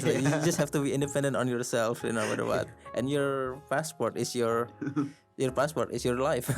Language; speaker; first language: English; non-native, learner; Indonesian